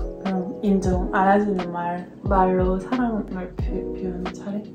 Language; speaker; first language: Korean; non-native, learner; Dutch